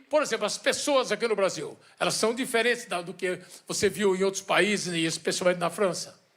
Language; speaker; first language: Portuguese; native; Portuguese